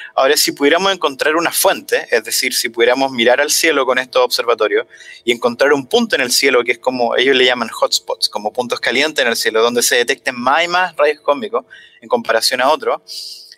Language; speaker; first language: Spanish; native; Spanish